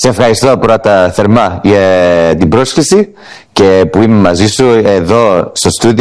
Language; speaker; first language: Greek; early bilingual, heritage; Greek